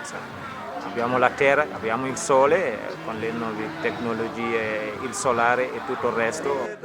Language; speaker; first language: Italian; non-native, fluent; Wolof